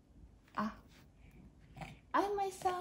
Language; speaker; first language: Korean; native; Korean